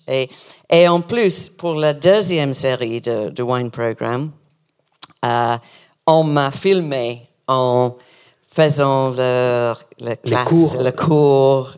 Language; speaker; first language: French; non-native, learner; English